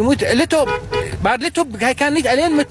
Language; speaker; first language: Dutch; non-native, learner; Arabic